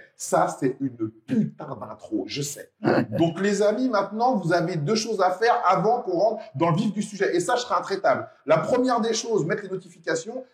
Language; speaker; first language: French; native; French